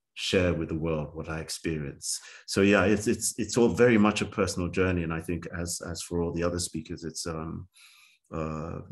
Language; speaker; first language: English; native; English